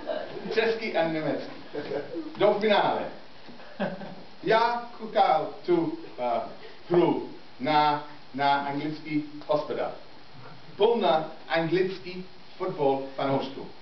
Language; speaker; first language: Czech; non-native, learner; English